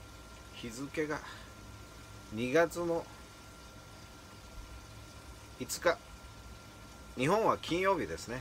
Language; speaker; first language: Japanese; native; Japanese